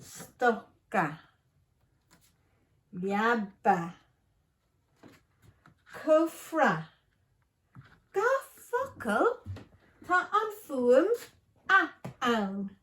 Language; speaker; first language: Irish; non-native, local second language; English